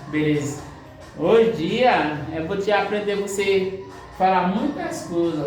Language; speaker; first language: Portuguese; non-native, learner; Haitian Creole